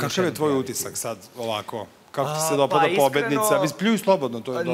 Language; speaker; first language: Serbian; native; Serbian